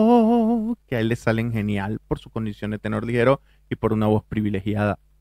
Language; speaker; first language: Spanish; native; Spanish